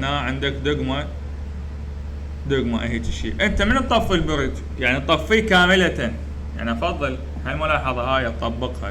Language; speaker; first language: Arabic; native; Arabic